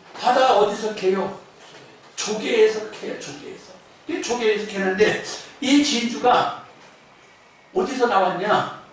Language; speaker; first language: Korean; native; Korean